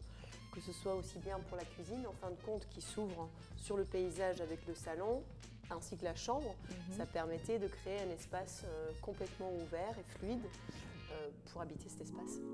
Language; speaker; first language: French; native; French